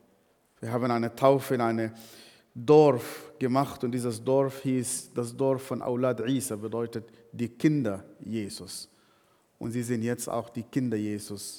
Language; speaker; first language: German; non-native, fluent; Arabic